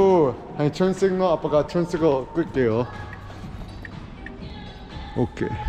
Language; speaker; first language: Korean; early bilingual, heritage; English